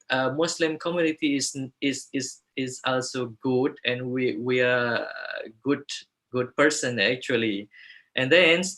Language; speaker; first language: English; non-native, fluent; Indonesian